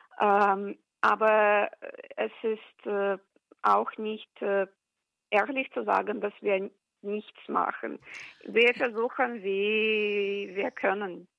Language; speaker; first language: German; non-native, fluent; Russian